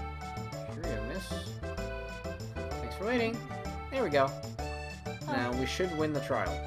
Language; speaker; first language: English; native; English